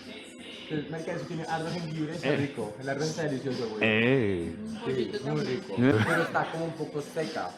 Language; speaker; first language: Spanish; native; Spanish